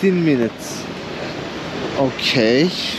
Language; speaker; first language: English; non-native, learner; Turkish